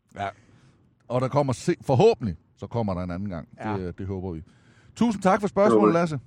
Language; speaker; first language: Danish; native; Danish